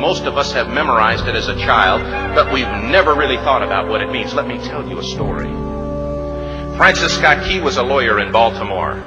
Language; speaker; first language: English; native; English